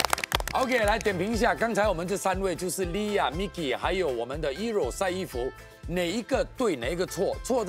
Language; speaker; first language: Chinese; native; Chinese